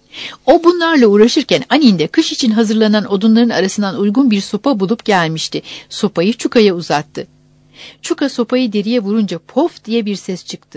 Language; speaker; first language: Turkish; native; Turkish